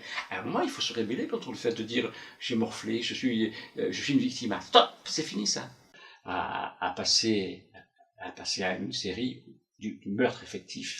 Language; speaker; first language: French; native; French